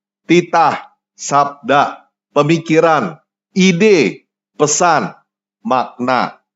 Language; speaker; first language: Indonesian; native; Indonesian